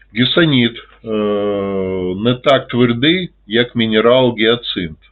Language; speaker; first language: Ukrainian; non-native, local second language; Russian